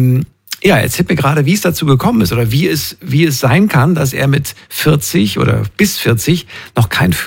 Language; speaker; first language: German; native; German